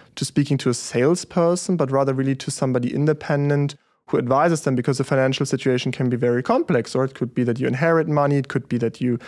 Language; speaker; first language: English; early bilingual, other home language; German